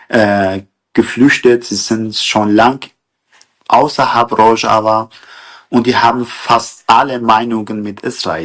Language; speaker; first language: German; non-native, fluent; Kurdish